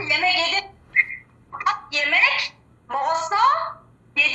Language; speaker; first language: Turkish; non-native, learner; Korean